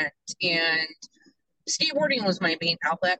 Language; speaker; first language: English; native; English